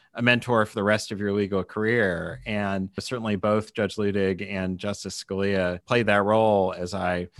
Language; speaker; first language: English; native; English